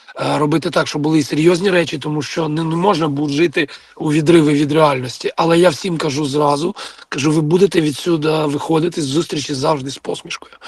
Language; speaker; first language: Ukrainian; non-native, local second language; Russian